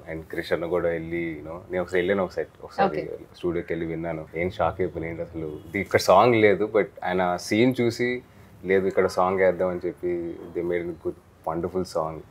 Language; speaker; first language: Telugu; native; Telugu